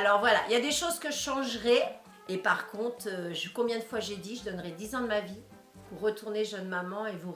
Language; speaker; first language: French; native; French